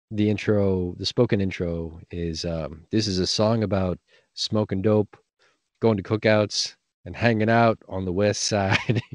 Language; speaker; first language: English; native; English